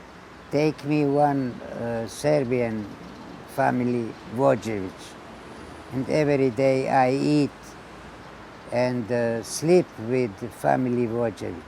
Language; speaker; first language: English; non-native, learner; Ladino